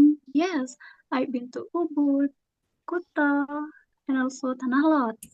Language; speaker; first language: English; non-native, learner; Indonesian